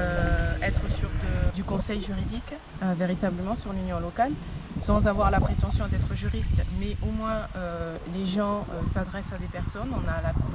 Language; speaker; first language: French; native; French